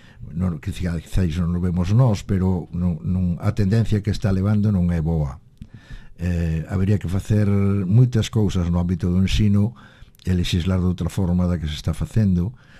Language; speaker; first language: Galician; native; Galician